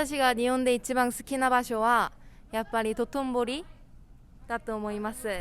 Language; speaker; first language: Japanese; non-native, fluent; Korean